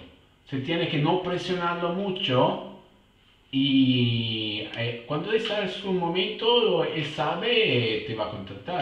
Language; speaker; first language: Spanish; non-native, fluent; Italian